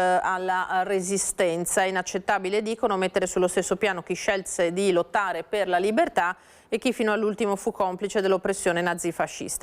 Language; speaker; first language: Italian; native; Italian